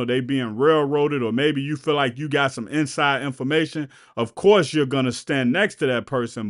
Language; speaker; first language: English; native; English